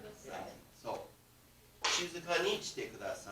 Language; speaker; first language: Japanese; non-native, fluent; English